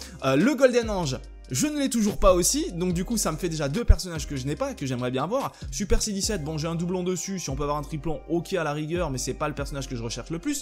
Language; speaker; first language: French; native; French